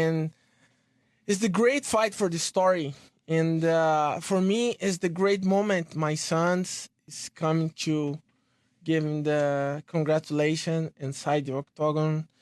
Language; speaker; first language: English; non-native, learner; Portuguese